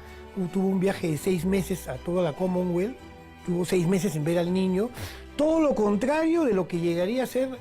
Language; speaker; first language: Spanish; native; Spanish